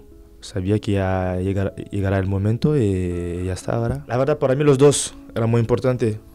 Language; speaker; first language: Spanish; non-native, fluent; French